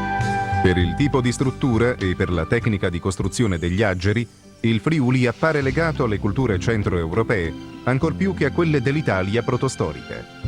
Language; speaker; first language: Italian; native; Italian